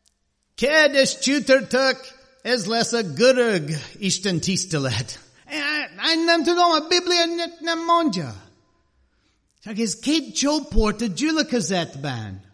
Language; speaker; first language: Hungarian; non-native, learner; English